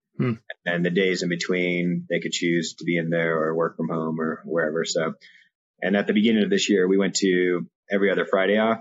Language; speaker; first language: English; native; English